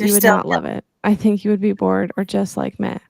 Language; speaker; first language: English; native; English